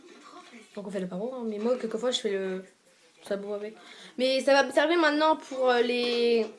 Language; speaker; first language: French; native; French